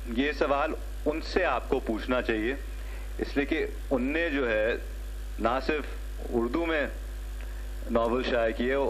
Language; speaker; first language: Urdu; early bilingual, heritage; Urdu